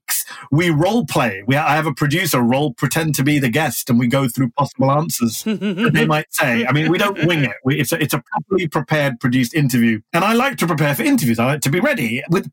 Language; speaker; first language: English; native; English